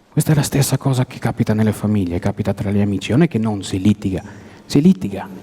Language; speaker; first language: Italian; non-native, fluent; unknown